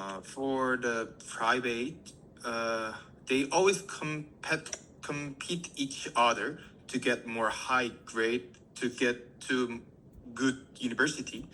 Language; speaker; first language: English; non-native, learner; Korean